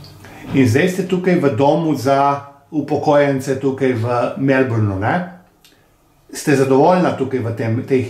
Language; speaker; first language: Slovenian; native; Slovenian